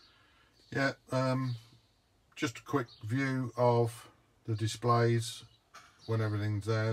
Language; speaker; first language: English; native; English